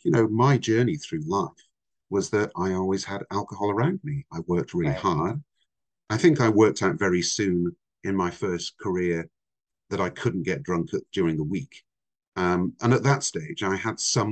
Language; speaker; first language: English; native; English